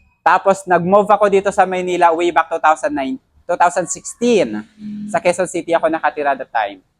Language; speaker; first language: Filipino; non-native, local second language; Hiligaynon